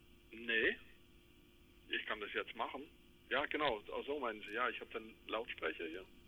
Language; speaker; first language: German; non-native, fluent; English